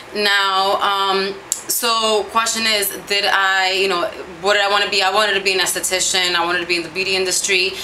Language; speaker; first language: English; early bilingual, other home language; Spanish